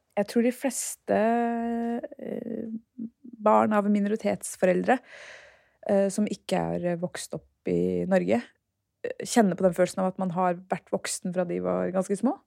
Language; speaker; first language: Norwegian; early bilingual, other home language; Turkish